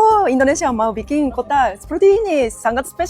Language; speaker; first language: Indonesian; non-native, learner; Japanese